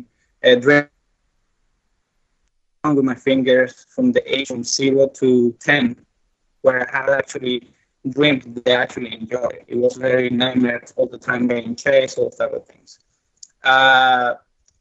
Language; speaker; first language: English; non-native, fluent; Spanish